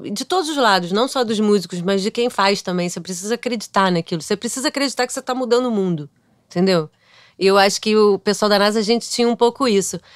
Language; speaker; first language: Portuguese; native; Portuguese